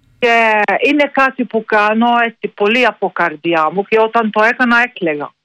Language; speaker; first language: Greek; non-native, learner; Maltese